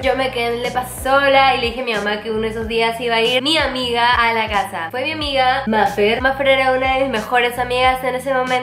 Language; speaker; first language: Spanish; native; Spanish